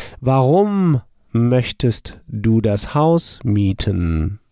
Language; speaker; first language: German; non-native, fluent; English